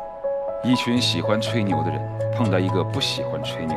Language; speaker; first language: Chinese; native; Chinese